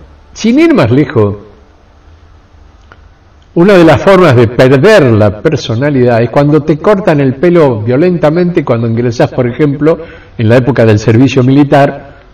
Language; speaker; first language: Spanish; native; Spanish